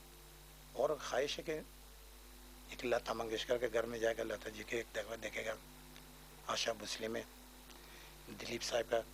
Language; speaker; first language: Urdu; non-native, learner; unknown